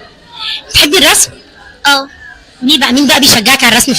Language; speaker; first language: Arabic; native; Arabic